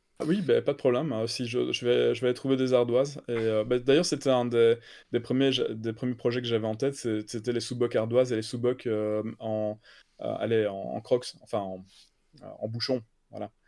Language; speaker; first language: French; native; French